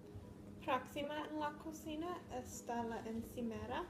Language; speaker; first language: Spanish; non-native, learner; English